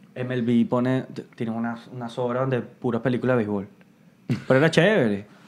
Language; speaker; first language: Spanish; native; Spanish